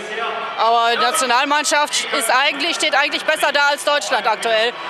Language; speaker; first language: German; native; German